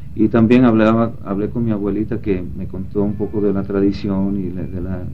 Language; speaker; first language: Spanish; early bilingual, heritage; Spanish